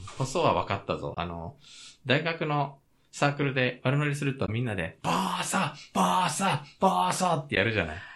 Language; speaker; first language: Japanese; native; Japanese